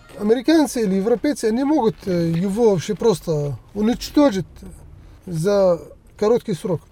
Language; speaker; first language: Russian; non-native, fluent; Arabic